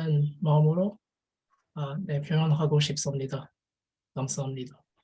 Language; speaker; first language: Korean; non-native, learner; French